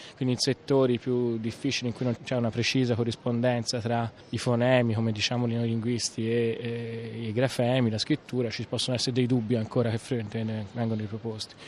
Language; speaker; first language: Italian; native; Italian